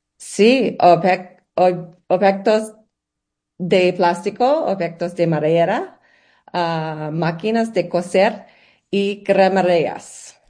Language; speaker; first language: Spanish; non-native, learner; English